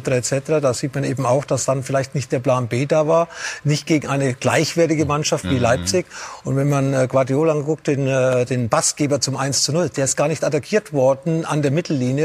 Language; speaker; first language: German; native; German